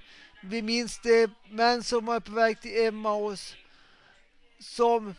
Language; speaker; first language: Swedish; non-native, local second language; Finnish